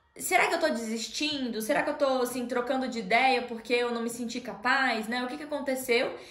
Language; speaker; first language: Portuguese; native; Portuguese